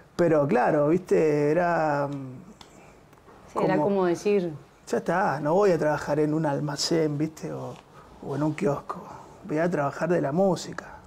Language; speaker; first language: Spanish; native; Spanish